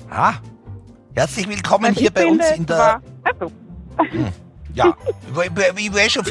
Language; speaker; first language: German; native; German